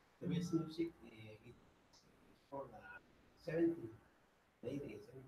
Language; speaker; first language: English; non-native, learner; Spanish